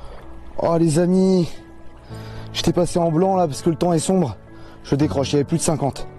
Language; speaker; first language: French; native; French